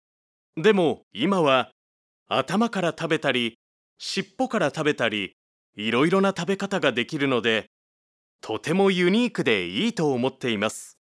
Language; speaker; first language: Japanese; non-native, learner; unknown